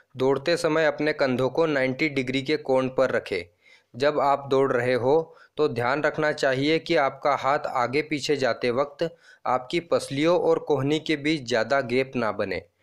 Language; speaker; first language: Hindi; non-native, local second language; Marathi